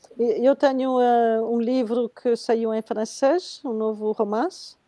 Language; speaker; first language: Portuguese; non-native, fluent; Spanish